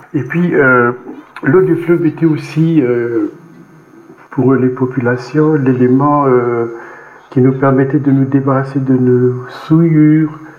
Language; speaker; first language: French; non-native, local second language; Kongo